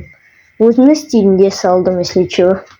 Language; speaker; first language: Kazakh; native; Kazakh